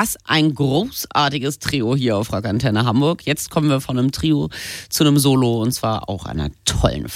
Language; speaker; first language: German; native; German